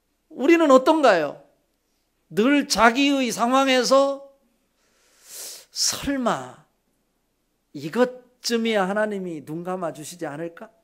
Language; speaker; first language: Korean; native; Korean